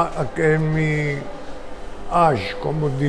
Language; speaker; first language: Spanish; early bilingual, heritage; Ladino